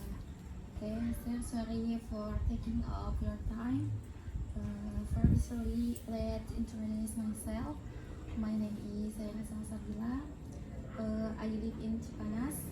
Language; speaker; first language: English; non-native, learner; Indonesian